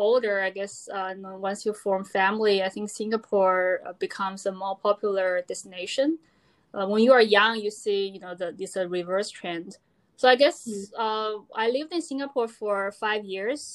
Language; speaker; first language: English; non-native, fluent; Chinese